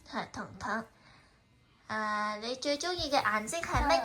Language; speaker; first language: Cantonese; early bilingual, heritage; Cantonese